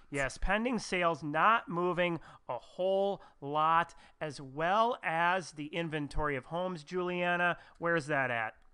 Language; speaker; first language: English; native; English